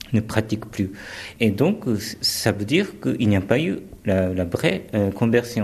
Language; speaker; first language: French; early bilingual, other home language; Japanese